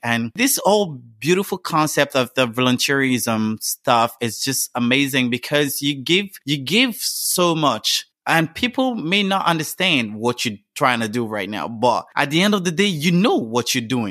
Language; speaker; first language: English; non-native, fluent; French